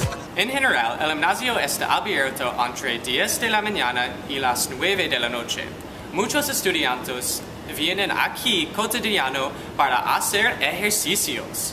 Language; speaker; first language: Spanish; non-native, learner; English